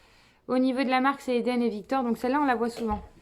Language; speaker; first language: French; native; French